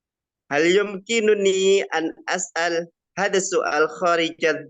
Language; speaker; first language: Arabic; non-native, learner; Indonesian